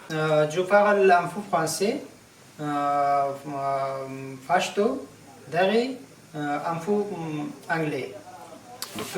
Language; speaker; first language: French; non-native, learner; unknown